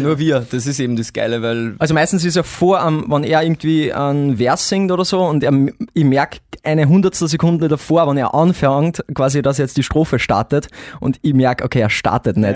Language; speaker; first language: German; native; German